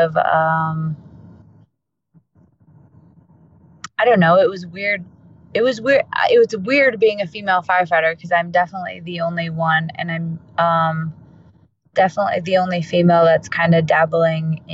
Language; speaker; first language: English; native; English